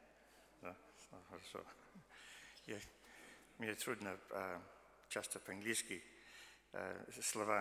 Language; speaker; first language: Russian; early bilingual, heritage; Russian